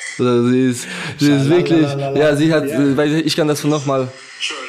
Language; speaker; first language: German; non-native, learner; Polish